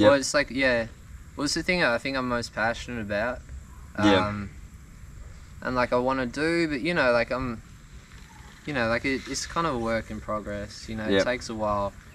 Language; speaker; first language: English; native; English